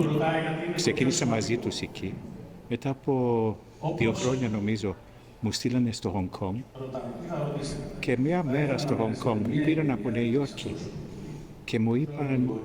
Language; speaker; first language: Greek; early bilingual, heritage; Greek